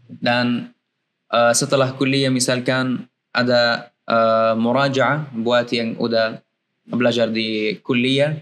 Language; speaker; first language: Indonesian; non-native, learner; Arabic